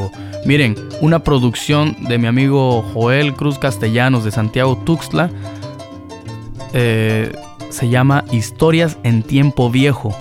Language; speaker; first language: Spanish; native; Spanish